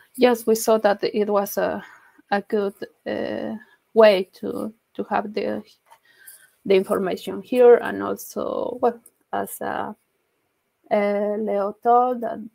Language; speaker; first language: English; non-native, learner; Spanish